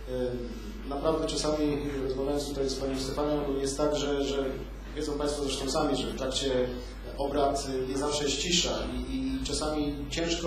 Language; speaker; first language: Polish; native; Polish